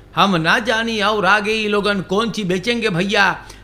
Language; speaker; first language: Hindi; non-native, local second language; Caribbean Hindustani